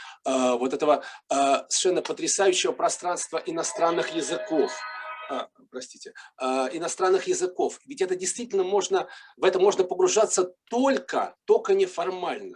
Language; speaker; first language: Russian; native; Russian